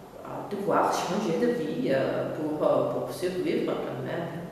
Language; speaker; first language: French; non-native, fluent; Catalan